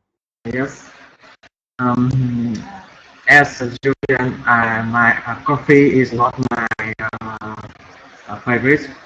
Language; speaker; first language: English; non-native, learner; Vietnamese